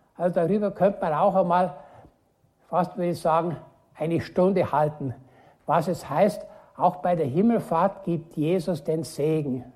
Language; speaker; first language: German; native; German